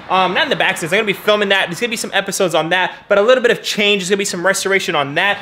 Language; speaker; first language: English; native; English